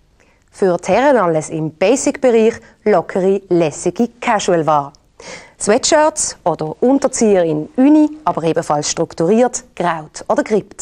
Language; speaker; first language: German; native; German